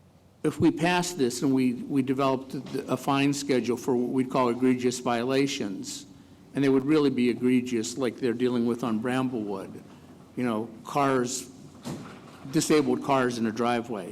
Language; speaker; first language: English; native; English